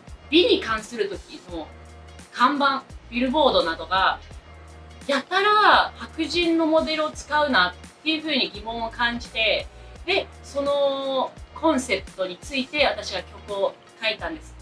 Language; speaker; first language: Japanese; early bilingual, heritage; Japanese